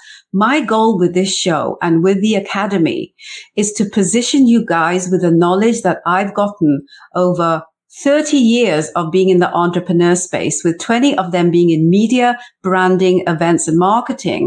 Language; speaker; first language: English; native; English